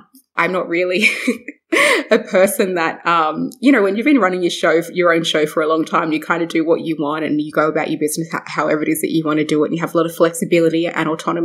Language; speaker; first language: English; native; English